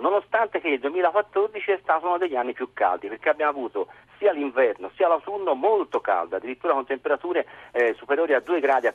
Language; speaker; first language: Italian; native; Italian